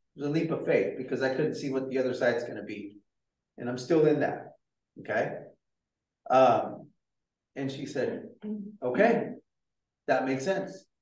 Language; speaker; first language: English; native; English